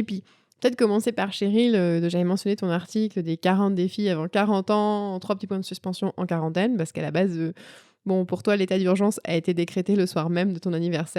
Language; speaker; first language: French; native; French